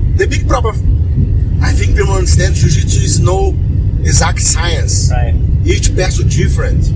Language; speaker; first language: English; non-native, learner; Portuguese